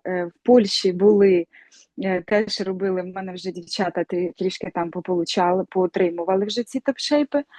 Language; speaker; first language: Ukrainian; non-native, local second language; Russian